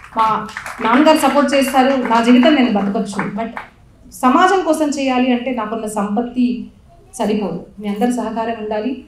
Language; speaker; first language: Telugu; non-native, local second language; Marathi